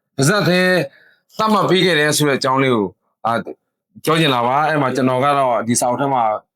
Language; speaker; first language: Burmese; non-native, local second language; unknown